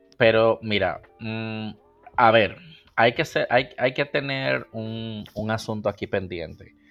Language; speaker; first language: Spanish; native; Spanish